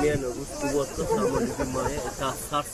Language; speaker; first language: Russian; non-native, learner; Turkish